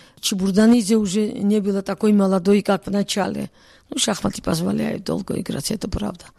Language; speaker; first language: Russian; non-native, local second language; Georgian